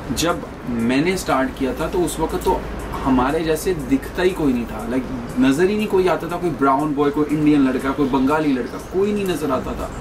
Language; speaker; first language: Urdu; non-native, local second language; Punjabi